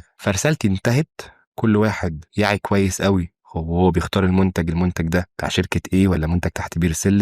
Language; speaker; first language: Arabic; native; Arabic